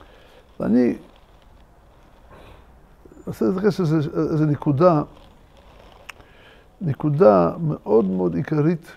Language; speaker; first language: Hebrew; non-native, fluent; Russian